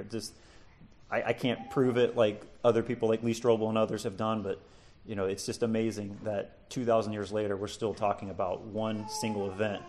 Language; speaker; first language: English; native; English